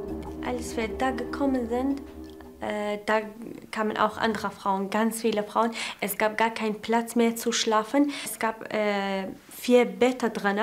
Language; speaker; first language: German; non-native, fluent; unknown